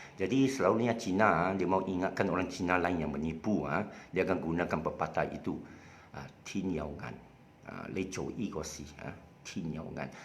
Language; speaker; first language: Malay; non-native, local second language; Chinese